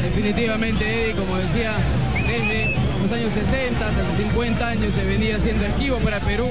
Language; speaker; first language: Spanish; native; Spanish